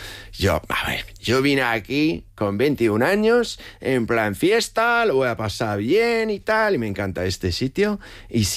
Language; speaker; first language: Spanish; non-native, fluent; English